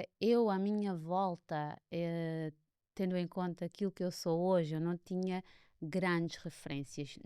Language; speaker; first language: Portuguese; non-native, local second language; Kabuverdianu